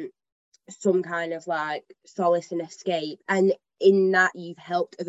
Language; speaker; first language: English; native; English